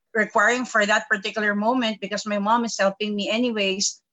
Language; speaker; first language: English; non-native, local second language; Filipino